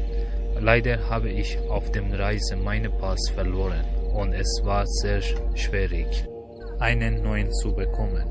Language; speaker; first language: German; non-native, learner; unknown